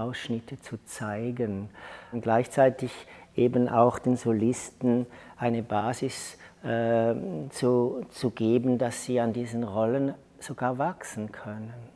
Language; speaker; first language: German; native; German